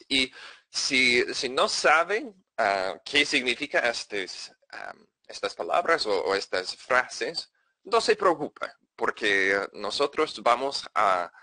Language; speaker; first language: Spanish; non-native, fluent; English